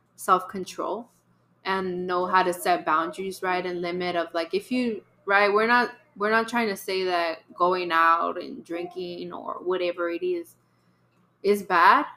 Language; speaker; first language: English; early bilingual, other home language; Spanish